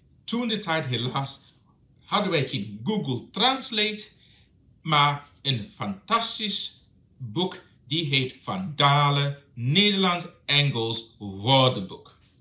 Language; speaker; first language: Dutch; non-native, fluent; English